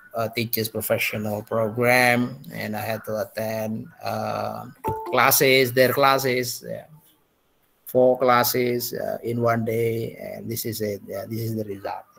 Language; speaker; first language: English; non-native, fluent; Indonesian